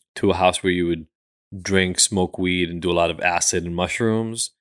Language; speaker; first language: English; early bilingual, other home language; Hebrew